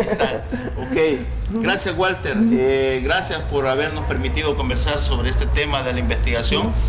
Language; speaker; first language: Spanish; native; Spanish